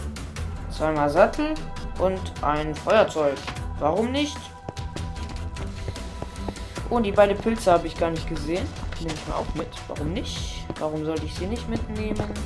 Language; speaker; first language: German; native; German